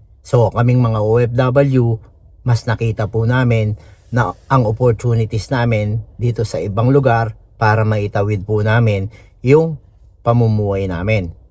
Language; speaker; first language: Filipino; native; Filipino